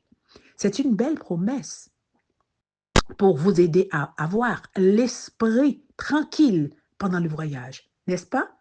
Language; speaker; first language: French; non-native, local second language; Haitian Creole